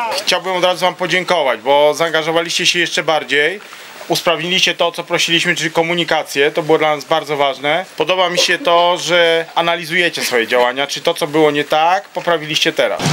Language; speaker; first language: Polish; native; Polish